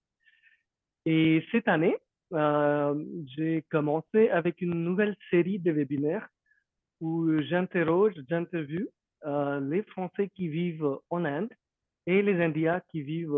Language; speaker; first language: French; non-native, fluent; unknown